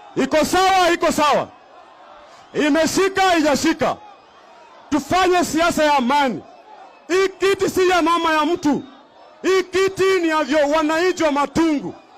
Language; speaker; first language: Swahili; non-native, local second language; Luyia